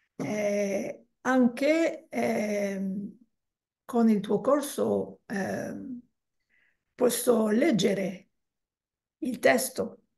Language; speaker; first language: Italian; non-native, learner; French